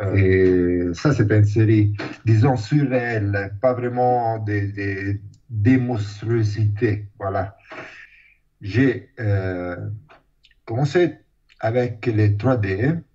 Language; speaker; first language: French; non-native, fluent; Italian